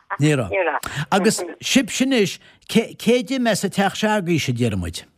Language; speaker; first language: Irish; native; Irish